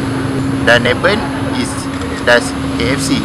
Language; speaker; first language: German; non-native, learner; Malay